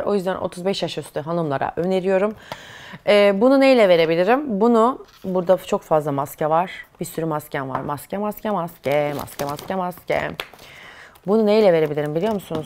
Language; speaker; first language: Turkish; native; Turkish